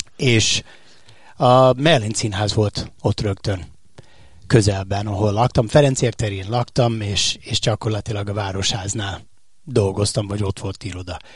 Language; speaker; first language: Hungarian; non-native, fluent; English